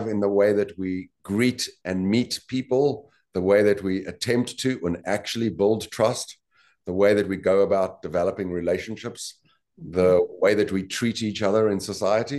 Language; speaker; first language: English; native; English